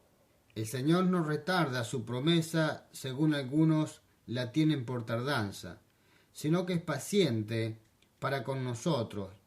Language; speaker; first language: Spanish; non-native, fluent; French